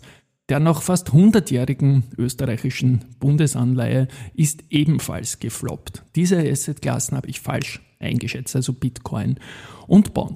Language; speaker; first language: German; native; German